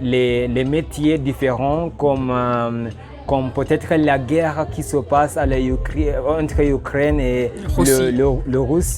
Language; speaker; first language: French; non-native, learner; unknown